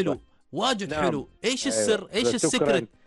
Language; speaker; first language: Arabic; native; Arabic